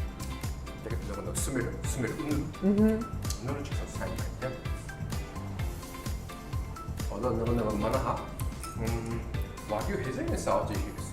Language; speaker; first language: Mongolian; non-native, learner; Japanese